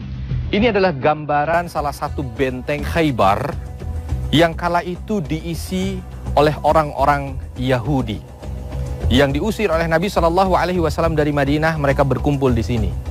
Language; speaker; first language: Indonesian; native; Indonesian